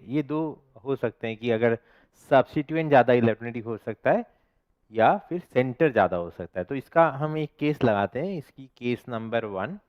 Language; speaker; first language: Hindi; non-native, local second language; Bangla